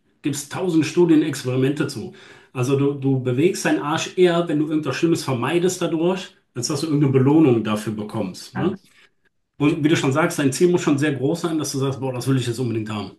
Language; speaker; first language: German; native; German